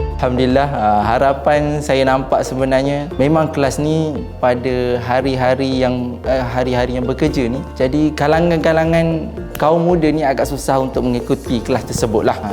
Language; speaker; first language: Malay; native; Malay